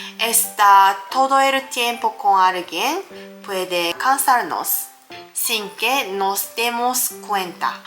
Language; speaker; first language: Spanish; non-native, learner; Japanese